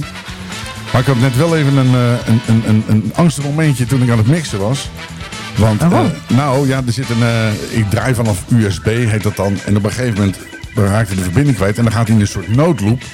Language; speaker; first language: Dutch; native; Dutch